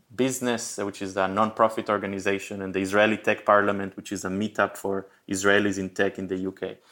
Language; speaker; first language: English; early bilingual, other home language; Spanish